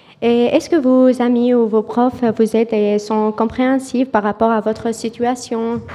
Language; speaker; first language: French; non-native, fluent; Arabic